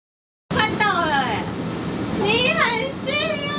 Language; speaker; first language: Chinese; native; Chinese